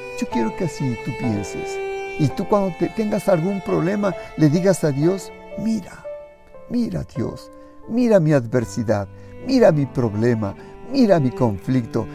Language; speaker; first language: Spanish; native; Spanish